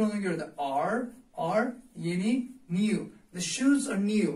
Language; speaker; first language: English; non-native, learner; Azerbaijani